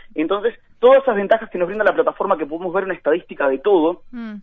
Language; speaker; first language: Spanish; native; Spanish